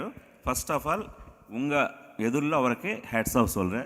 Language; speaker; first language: Tamil; non-native, local second language; Telugu